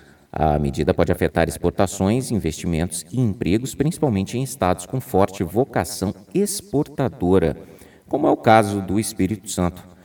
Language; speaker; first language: Portuguese; native; Portuguese